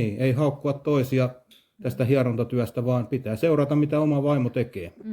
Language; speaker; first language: Finnish; native; Finnish